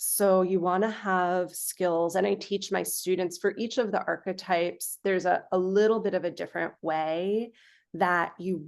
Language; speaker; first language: English; native; English